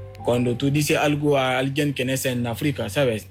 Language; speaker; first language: Spanish; non-native, learner; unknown